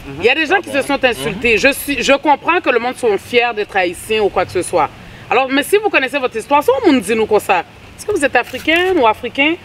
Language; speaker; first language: French; early bilingual, other home language; Haitian Creole